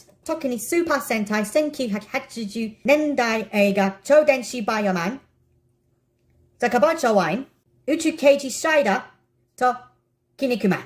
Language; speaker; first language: Japanese; non-native, learner; English